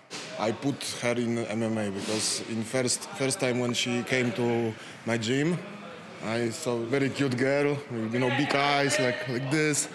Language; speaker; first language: English; non-native, learner; Polish